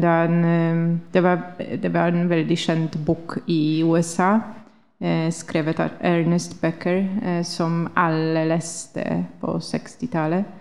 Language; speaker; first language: Norwegian; non-native, fluent; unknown